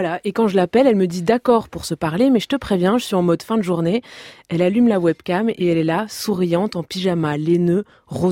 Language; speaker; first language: French; native; French